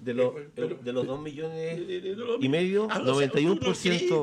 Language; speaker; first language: Spanish; native; Spanish